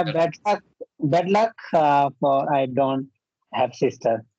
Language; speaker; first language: English; non-native, learner; Bangla